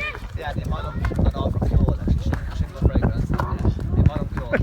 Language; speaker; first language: Irish; non-native, local second language; English